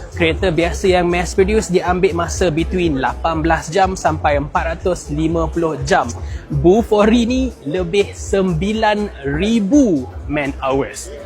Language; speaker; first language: Malay; native; Malay